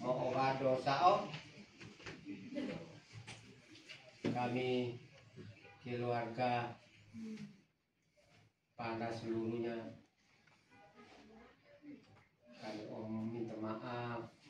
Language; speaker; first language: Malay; non-native, local second language; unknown